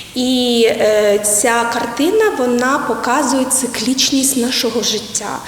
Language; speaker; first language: Ukrainian; native; Ukrainian